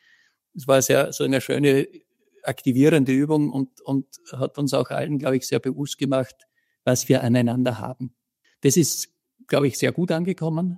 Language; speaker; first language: German; native; German